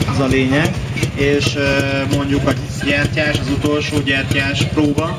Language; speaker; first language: Hungarian; native; Hungarian